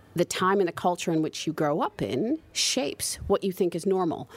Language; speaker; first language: English; native; English